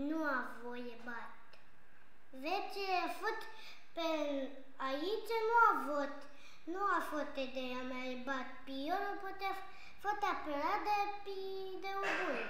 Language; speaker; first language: Romanian; non-native, learner; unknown